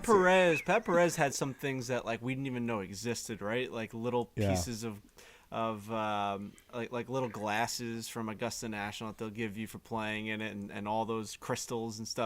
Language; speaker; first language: English; native; English